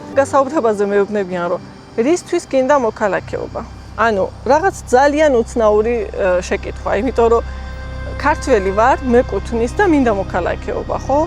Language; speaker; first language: Georgian; early bilingual, heritage; Georgian